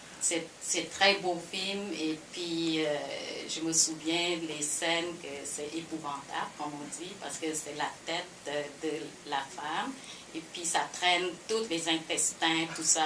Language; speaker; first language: French; non-native, fluent; Khmer